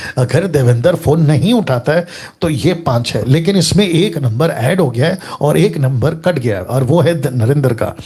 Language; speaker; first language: Hindi; native; Hindi